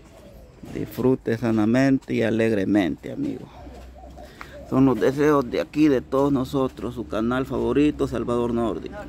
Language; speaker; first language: Spanish; native; Spanish